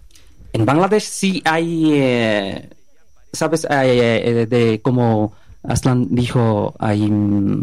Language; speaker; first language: Spanish; non-native, learner; Bangla